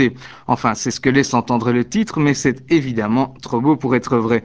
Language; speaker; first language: French; native; French